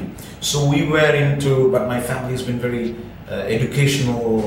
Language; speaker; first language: English; non-native, local second language; Bangla